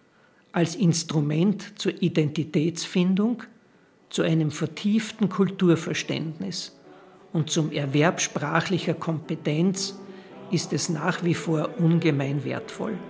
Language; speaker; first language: German; native; German